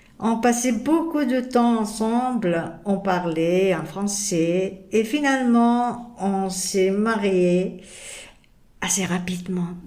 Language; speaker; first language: French; non-native, fluent; Japanese